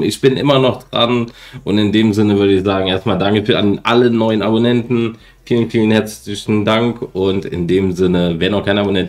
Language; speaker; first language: German; native; German